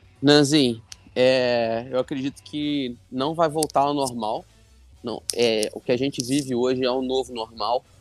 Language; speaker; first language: Portuguese; native; Portuguese